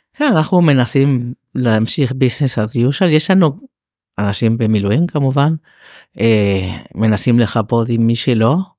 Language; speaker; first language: Hebrew; non-native, fluent; Spanish